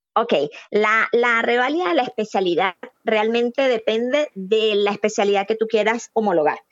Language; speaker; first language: Spanish; native; Spanish